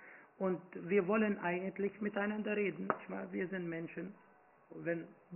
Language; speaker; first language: German; non-native, fluent; Arabic